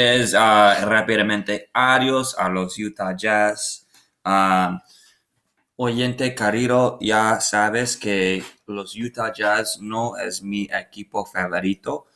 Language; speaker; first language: Spanish; non-native, learner; English